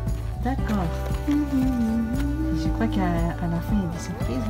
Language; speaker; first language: French; native; French